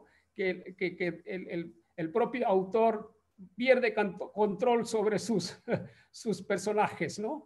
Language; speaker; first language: Spanish; non-native, fluent; Bangla